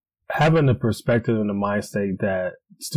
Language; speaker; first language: English; native; English